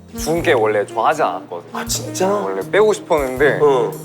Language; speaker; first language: Korean; non-native, fluent; English